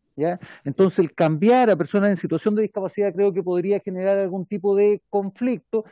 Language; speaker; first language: Spanish; native; Spanish